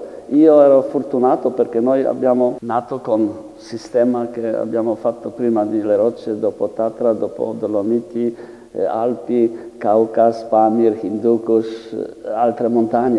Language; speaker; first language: Italian; non-native, learner; Polish